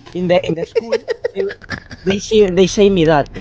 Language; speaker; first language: English; non-native, learner; Spanish